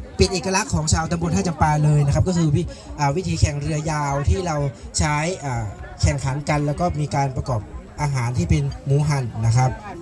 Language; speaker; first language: Thai; non-native, local second language; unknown